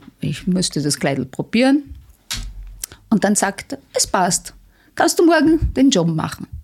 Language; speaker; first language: German; non-native, fluent; Italian